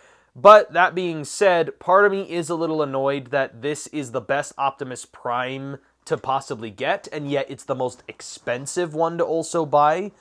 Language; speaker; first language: English; native; English